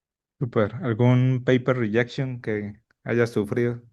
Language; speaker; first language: Spanish; native; Spanish